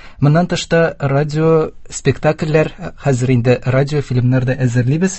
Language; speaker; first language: Tatar; native; Tatar